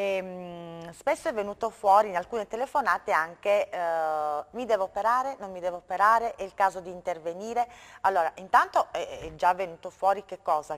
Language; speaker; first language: Italian; native; Italian